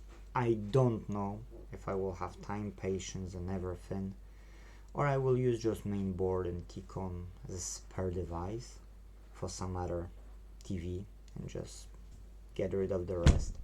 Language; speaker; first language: English; non-native, fluent; Polish